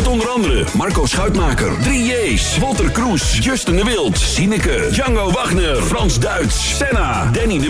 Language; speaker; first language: Dutch; native; Dutch